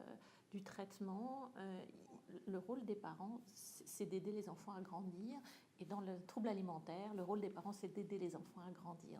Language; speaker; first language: French; native; French